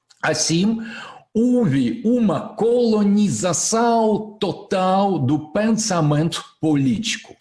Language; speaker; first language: Portuguese; non-native, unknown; Russian